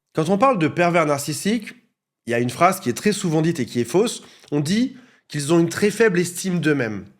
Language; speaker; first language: French; native; French